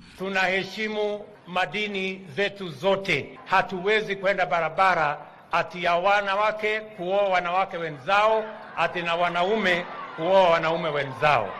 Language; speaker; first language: Swahili; native; Swahili